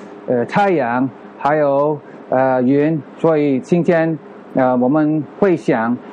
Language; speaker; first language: Chinese; non-native, fluent; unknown